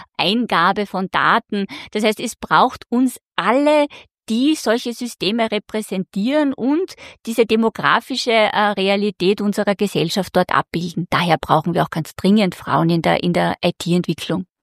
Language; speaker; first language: German; native; German